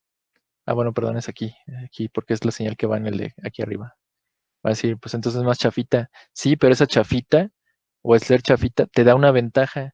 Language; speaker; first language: Spanish; native; Spanish